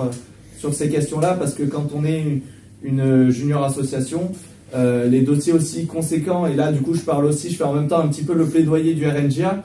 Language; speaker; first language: French; native; French